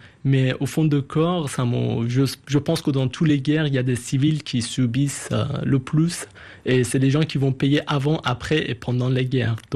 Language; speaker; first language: French; non-native, fluent; Persian